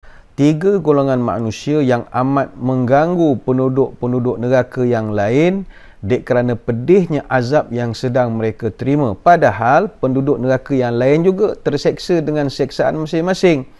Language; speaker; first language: Malay; native; Malay